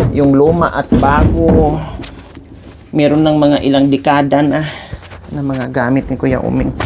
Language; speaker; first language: Filipino; non-native, local second language; Cebuano